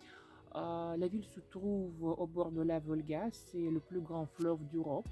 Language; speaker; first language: French; non-native, fluent; Russian